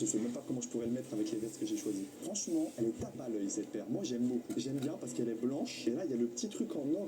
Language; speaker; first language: French; native; French